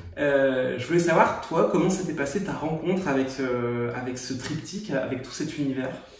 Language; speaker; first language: French; native; French